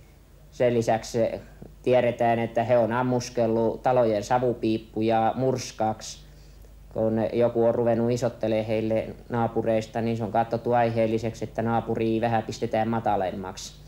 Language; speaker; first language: Finnish; native; Finnish